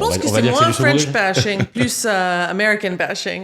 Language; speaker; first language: French; non-native, fluent; English